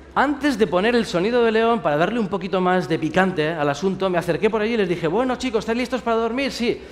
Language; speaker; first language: Spanish; native; Spanish